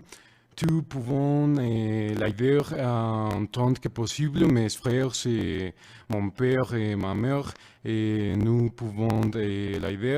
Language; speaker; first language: French; non-native, learner; Spanish